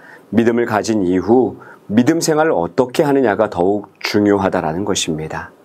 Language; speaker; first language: Korean; native; Korean